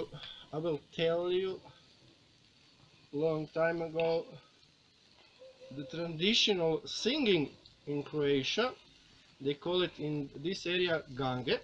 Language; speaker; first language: English; non-native, learner; Croatian